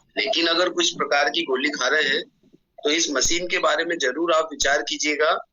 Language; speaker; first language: Hindi; native; Hindi